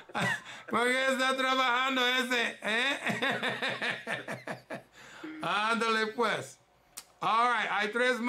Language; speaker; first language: Spanish; early bilingual, heritage; English